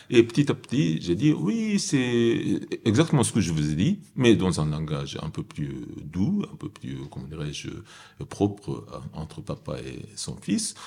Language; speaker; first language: French; non-native, fluent; Japanese